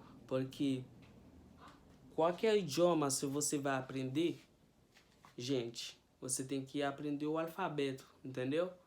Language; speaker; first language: Portuguese; non-native, fluent; Haitian Creole